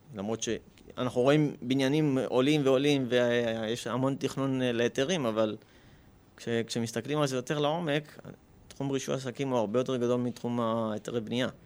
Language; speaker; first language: Hebrew; early bilingual, other home language; Russian